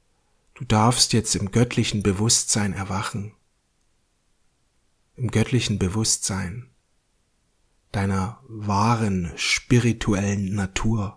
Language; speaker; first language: German; native; German